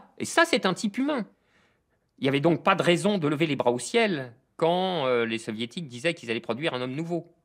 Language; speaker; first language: French; native; French